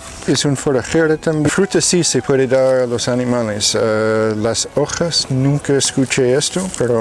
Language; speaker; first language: Spanish; non-native, fluent; English